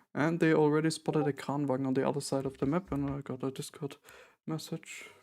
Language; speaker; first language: English; non-native, fluent; German